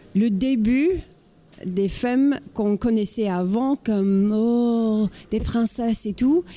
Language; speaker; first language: French; non-native, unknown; English